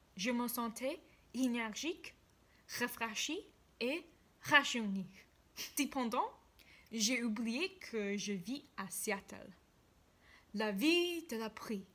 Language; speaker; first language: French; non-native, learner; English